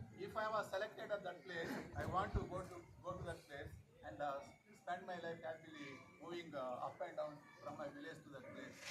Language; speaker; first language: English; non-native, local second language; Telugu